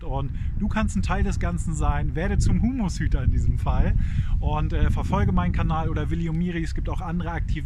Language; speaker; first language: German; native; German